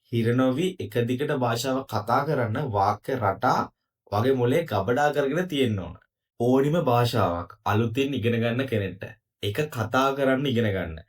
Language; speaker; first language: Sinhala; native; Sinhala